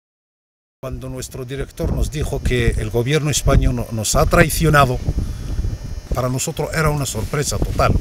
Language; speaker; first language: Spanish; non-native, local second language; Arabic